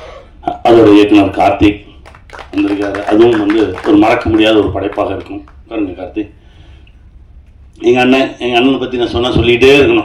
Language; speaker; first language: Tamil; native; Tamil